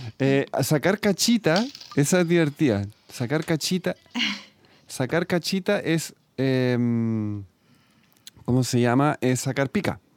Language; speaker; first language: Spanish; native; Spanish